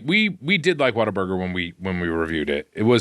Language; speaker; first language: English; native; English